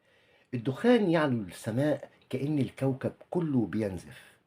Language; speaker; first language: Arabic; native; Arabic